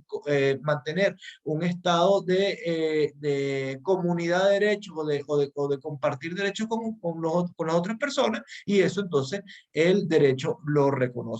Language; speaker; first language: Spanish; native; Spanish